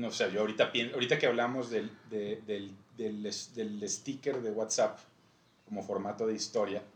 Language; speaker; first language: Spanish; native; Spanish